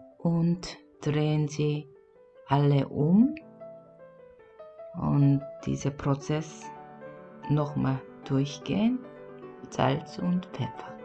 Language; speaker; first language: German; non-native, learner; Korean